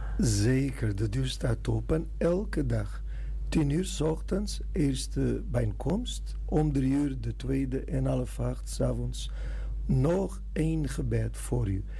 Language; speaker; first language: Dutch; non-native, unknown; Portuguese